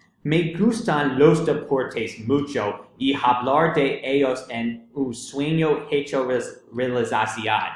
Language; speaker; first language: Spanish; non-native, learner; English